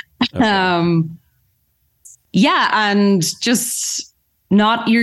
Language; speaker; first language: English; native; English